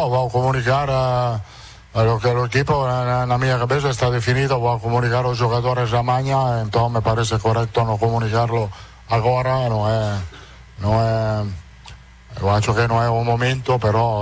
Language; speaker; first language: Portuguese; non-native, fluent; Italian